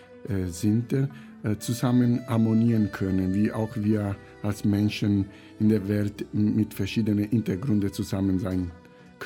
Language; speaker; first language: German; non-native, fluent; Italian